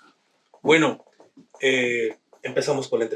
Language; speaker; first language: Spanish; native; Spanish